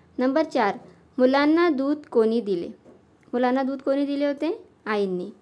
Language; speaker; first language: Marathi; non-native, local second language; Urdu